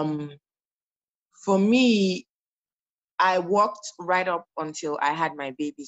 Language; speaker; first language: English; non-native, local second language; Yoruba